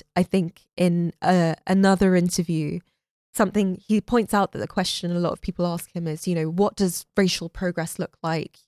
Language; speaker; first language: English; native; English